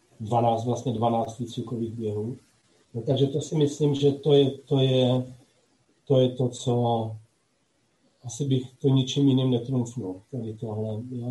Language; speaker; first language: Czech; non-native, local second language; Slovak